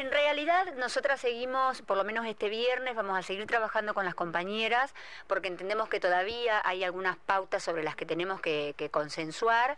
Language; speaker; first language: Spanish; native; Spanish